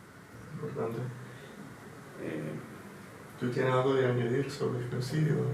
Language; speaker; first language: Spanish; non-native, learner; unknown